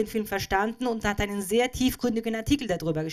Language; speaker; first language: German; native; German